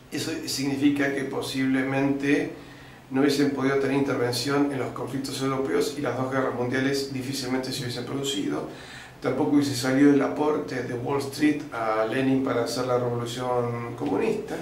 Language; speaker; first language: Spanish; native; Spanish